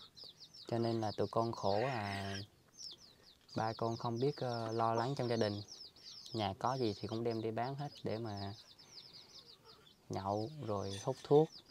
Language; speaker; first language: Vietnamese; native; Vietnamese